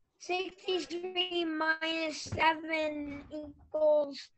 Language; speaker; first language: English; native; English